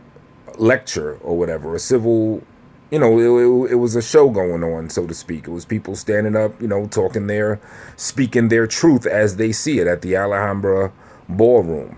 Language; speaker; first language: English; native; English